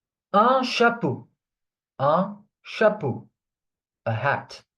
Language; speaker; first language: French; non-native, fluent; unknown